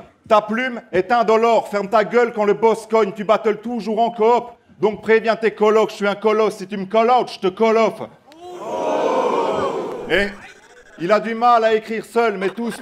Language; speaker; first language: French; native; French